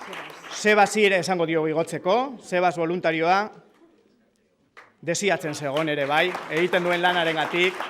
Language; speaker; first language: Basque; native; Basque